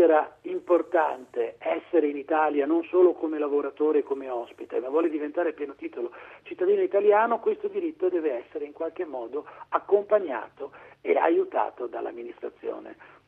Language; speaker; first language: Italian; native; Italian